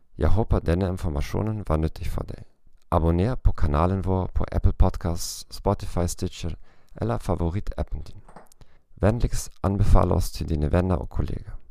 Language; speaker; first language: Norwegian; non-native, learner; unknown